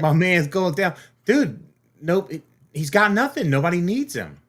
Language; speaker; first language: English; native; English